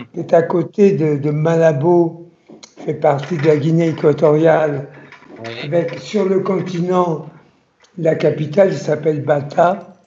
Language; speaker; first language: French; early bilingual, other home language; Italian